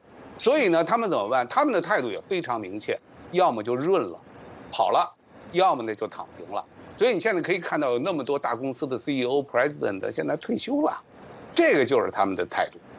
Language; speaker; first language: Chinese; native; Chinese